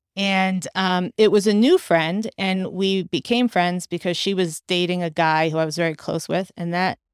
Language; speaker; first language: English; native; English